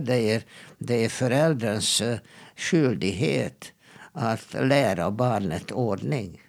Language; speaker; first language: Swedish; non-native, fluent; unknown